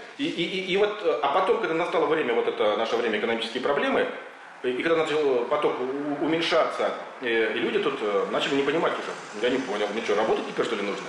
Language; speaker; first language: Russian; native; Russian